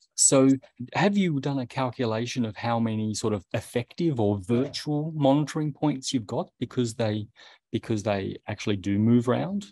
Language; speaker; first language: English; native; English